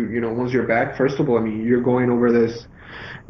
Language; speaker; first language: English; non-native, fluent; Spanish